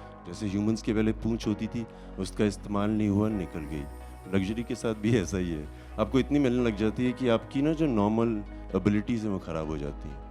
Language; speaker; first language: Hindi; native; Hindi